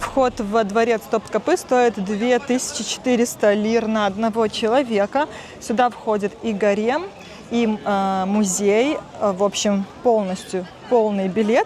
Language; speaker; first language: Russian; native; Russian